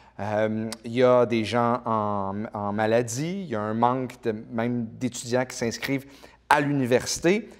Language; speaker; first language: French; native; French